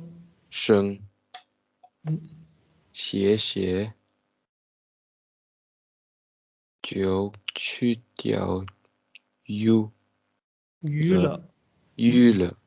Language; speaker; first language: Chinese; non-native, learner; Tibetan